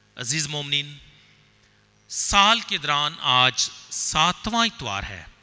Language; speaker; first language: Urdu; non-native, local second language; Punjabi